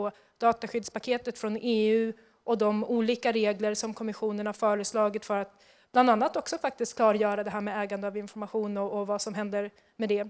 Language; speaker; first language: Swedish; native; Swedish